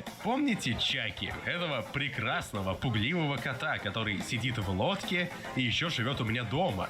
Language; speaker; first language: Russian; native; Russian